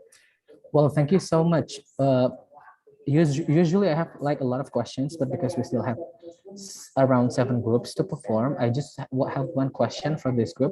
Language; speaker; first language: English; non-native, fluent; Indonesian